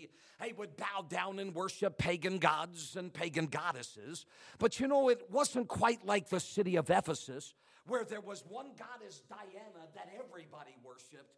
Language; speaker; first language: English; native; English